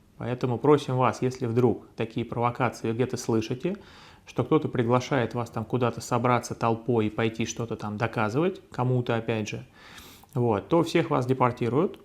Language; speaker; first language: Russian; native; Russian